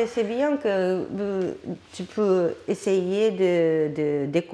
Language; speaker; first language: French; non-native, learner; Japanese